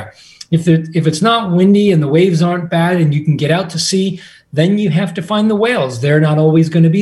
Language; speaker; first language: English; native; English